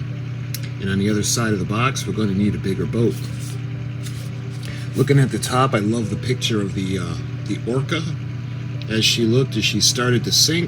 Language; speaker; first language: English; native; English